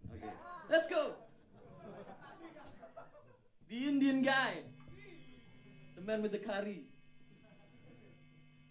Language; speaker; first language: English; non-native, learner; Indonesian